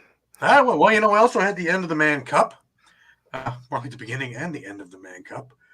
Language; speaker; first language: English; native; English